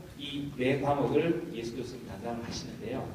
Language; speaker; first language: Korean; native; Korean